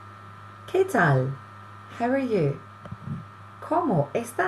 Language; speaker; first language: Spanish; non-native, fluent; English